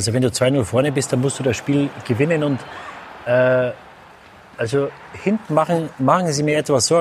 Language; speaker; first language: German; native; German